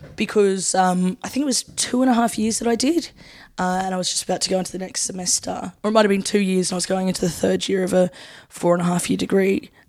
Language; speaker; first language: English; native; English